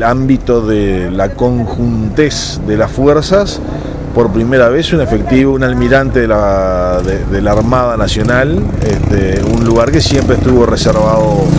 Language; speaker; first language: Spanish; native; Spanish